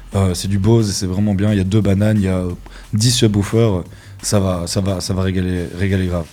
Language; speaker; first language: French; native; French